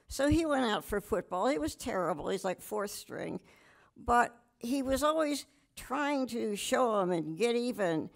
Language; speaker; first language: English; native; English